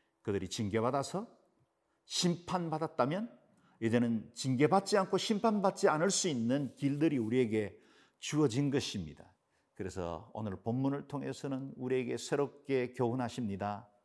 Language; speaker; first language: Korean; native; Korean